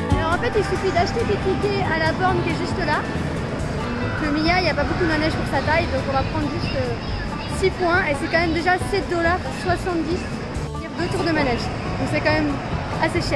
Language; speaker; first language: French; native; French